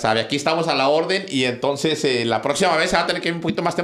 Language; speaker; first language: Spanish; native; Spanish